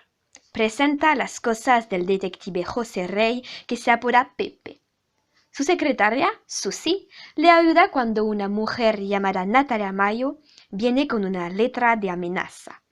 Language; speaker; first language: Spanish; non-native, learner; French